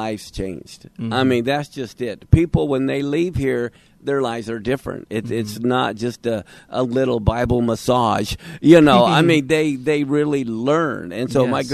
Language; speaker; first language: English; native; English